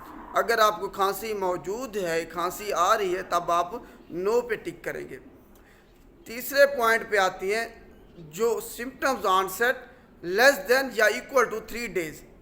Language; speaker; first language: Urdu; non-native, local second language; Punjabi